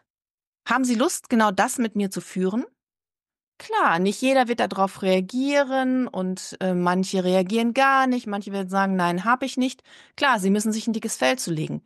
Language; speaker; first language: German; native; German